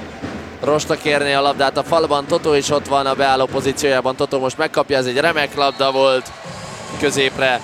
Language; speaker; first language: Hungarian; native; Hungarian